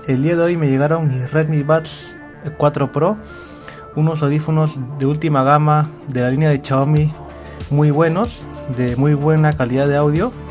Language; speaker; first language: Spanish; native; Spanish